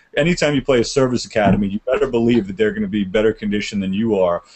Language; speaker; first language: English; native; English